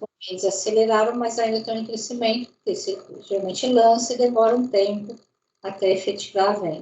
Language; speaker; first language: Portuguese; native; Portuguese